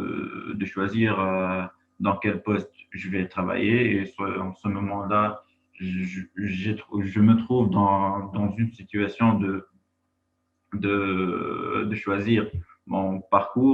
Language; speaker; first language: French; non-native, local second language; Arabic